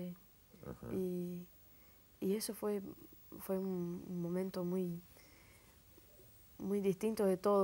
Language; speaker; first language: Spanish; non-native, fluent; Portuguese